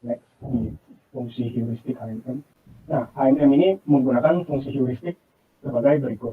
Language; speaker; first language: Indonesian; native; Indonesian